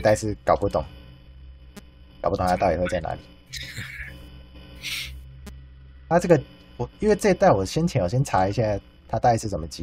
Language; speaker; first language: Chinese; native; Chinese